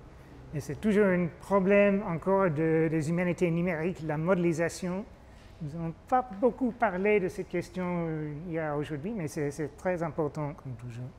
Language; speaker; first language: French; non-native, fluent; English